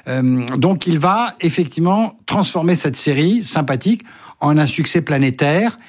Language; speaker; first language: French; native; French